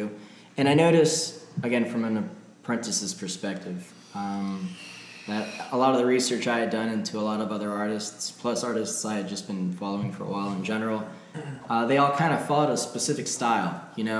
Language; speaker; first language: English; native; English